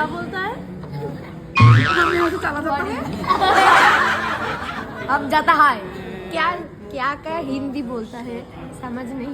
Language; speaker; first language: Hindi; non-native, local second language; Bangla